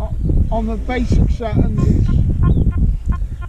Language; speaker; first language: English; native; English